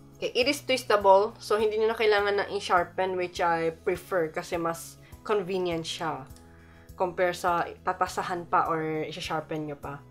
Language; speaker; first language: Filipino; native; Filipino